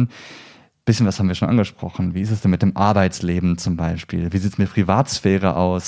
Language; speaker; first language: German; native; German